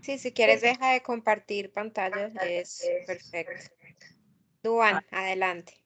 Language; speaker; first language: Spanish; native; Spanish